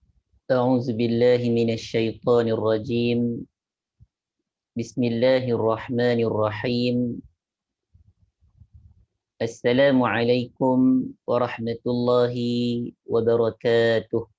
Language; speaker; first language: Arabic; non-native, fluent; Malay